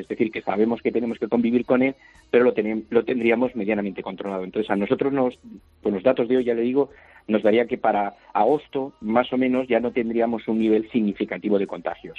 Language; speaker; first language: Spanish; native; Spanish